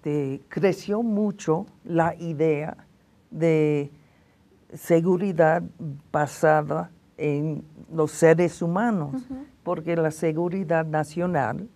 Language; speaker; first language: Spanish; non-native, fluent; English